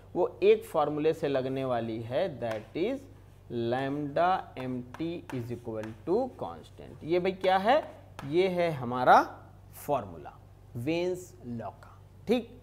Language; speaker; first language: Hindi; native; Hindi